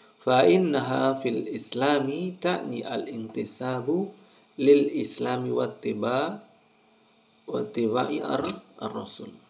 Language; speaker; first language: Arabic; non-native, fluent; Indonesian